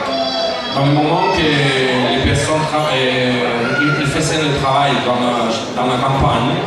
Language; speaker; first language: French; non-native, learner; Galician